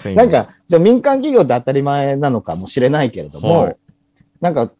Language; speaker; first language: Japanese; native; Japanese